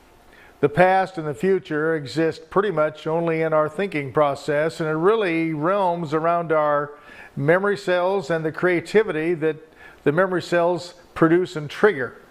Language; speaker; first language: English; native; English